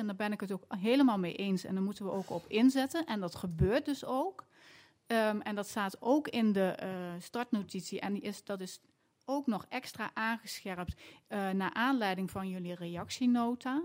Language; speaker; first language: Dutch; native; Dutch